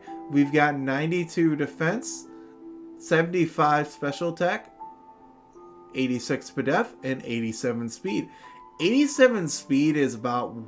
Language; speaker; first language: English; native; English